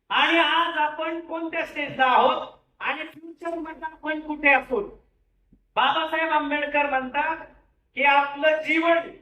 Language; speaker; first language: Marathi; native; Marathi